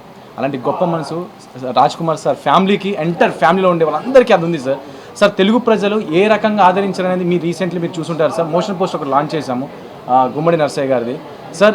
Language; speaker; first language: Telugu; native; Telugu